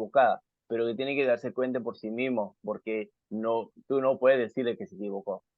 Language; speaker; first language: Spanish; non-native, fluent; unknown